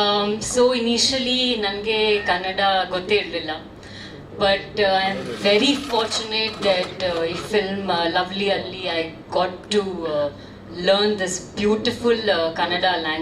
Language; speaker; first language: Kannada; non-native, learner; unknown